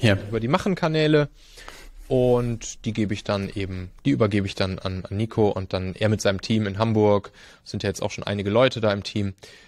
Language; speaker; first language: German; native; German